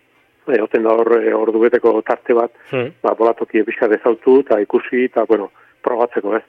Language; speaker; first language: Basque; native; Basque